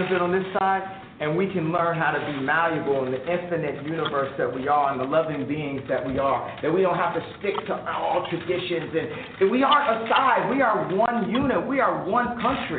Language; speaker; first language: English; native; English